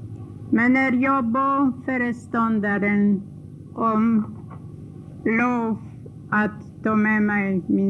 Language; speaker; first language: Swedish; non-native, fluent; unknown